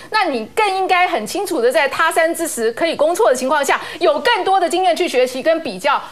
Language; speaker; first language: Chinese; native; Chinese